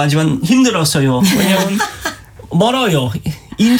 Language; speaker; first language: Korean; non-native, learner; German